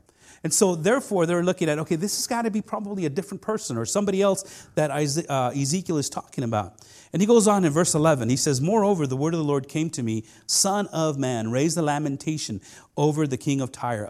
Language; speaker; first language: English; non-native, fluent; Spanish